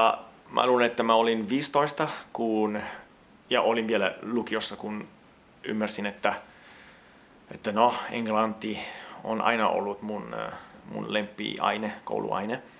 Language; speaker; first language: Finnish; non-native, fluent; Italian